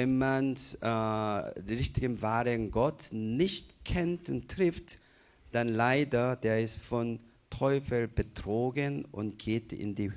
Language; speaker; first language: German; non-native, fluent; Korean